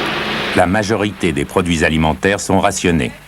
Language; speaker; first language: French; native; French